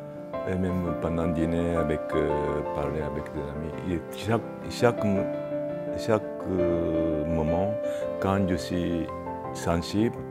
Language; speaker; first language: French; non-native, fluent; Japanese